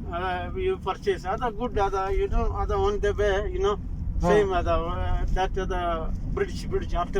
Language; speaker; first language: English; non-native, learner; Malayalam